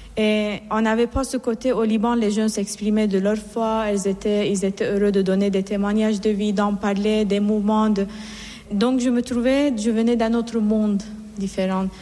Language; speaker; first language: French; non-native, fluent; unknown